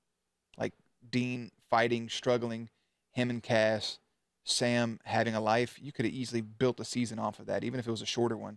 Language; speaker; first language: English; native; English